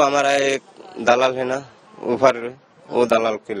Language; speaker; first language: Hindi; non-native, learner; Bangla